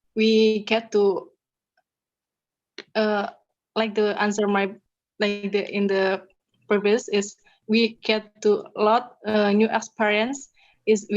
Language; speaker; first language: English; non-native, learner; Indonesian